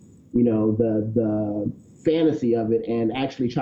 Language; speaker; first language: English; native; English